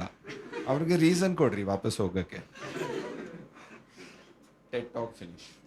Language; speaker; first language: Kannada; non-native, learner; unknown